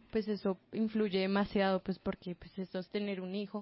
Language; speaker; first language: Spanish; native; Spanish